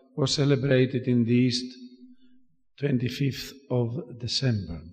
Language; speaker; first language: English; non-native, fluent; Greek